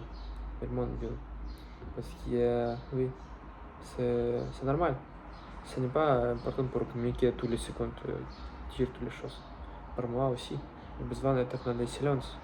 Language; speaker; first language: French; non-native, learner; Russian